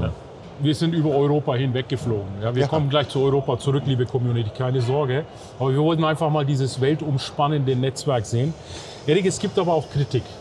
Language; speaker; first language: German; native; German